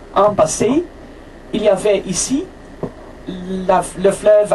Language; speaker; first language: French; non-native, fluent; Dutch